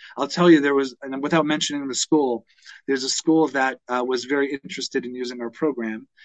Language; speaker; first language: English; native; English